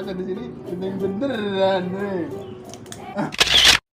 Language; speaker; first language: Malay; non-native, local second language; Javanese